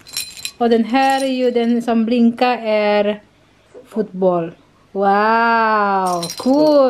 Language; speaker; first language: Swedish; non-native, learner; Indonesian